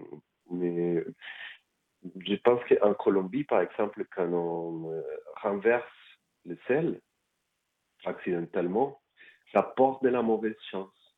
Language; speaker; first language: French; non-native, fluent; Spanish